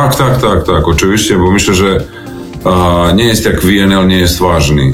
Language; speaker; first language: Polish; non-native, fluent; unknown